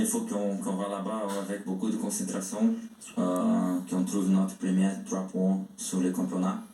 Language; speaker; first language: French; non-native, learner; Portuguese